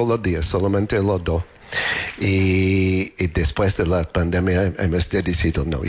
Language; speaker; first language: Spanish; non-native, learner; English